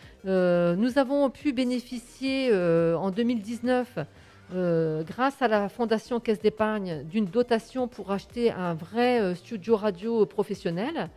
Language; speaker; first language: French; native; French